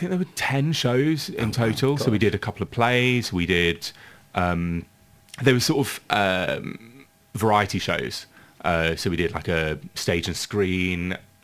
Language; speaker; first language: English; native; English